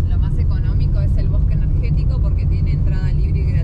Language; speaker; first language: Spanish; native; Spanish